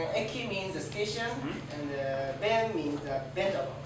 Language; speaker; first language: English; non-native, fluent; Japanese